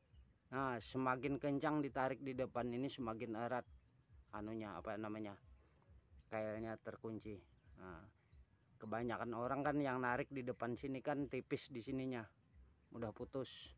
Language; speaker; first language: Indonesian; native; Indonesian